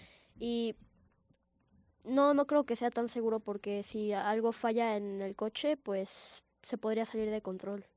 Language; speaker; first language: Spanish; native; Spanish